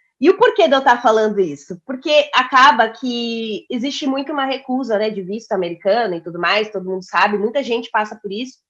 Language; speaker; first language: Portuguese; native; Portuguese